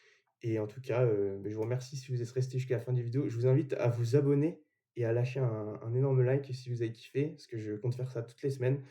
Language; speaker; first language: French; native; French